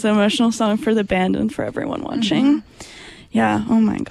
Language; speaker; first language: English; native; English